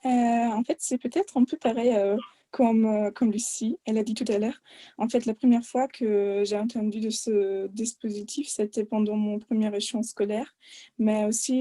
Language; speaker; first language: French; non-native, fluent; German